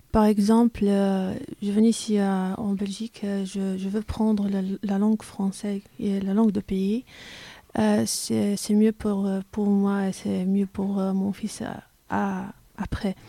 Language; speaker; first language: French; non-native, learner; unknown